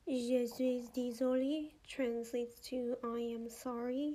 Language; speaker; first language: French; non-native, learner; English